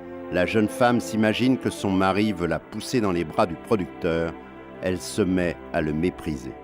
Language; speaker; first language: French; native; French